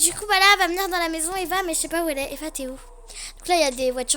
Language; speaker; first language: French; native; French